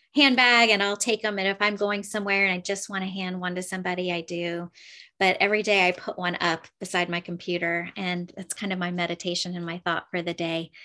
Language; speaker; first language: English; native; English